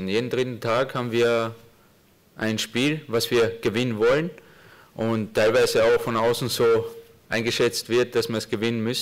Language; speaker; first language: German; native; German